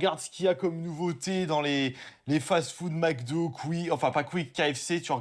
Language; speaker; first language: French; native; French